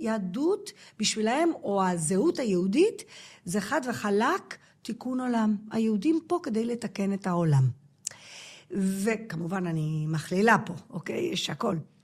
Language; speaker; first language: Hebrew; non-native, fluent; English